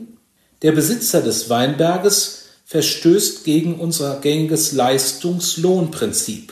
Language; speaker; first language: German; native; German